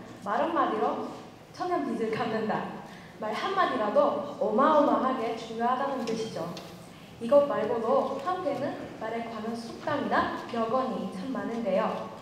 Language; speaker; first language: Korean; non-native, fluent; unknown